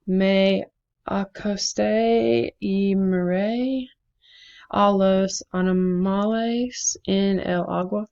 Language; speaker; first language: Spanish; non-native, learner; English